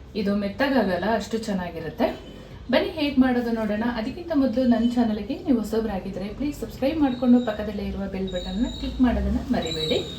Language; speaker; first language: Kannada; native; Kannada